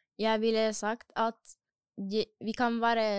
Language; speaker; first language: Norwegian; non-native, learner; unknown